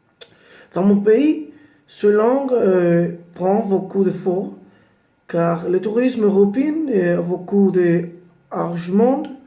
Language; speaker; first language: French; non-native, learner; Spanish